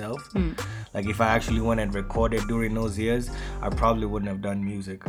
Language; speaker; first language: English; non-native, local second language; Swahili